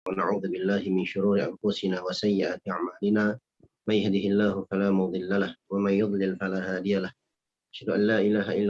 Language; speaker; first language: Arabic; non-native, fluent; Indonesian